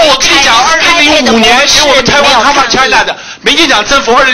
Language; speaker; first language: Chinese; native; Chinese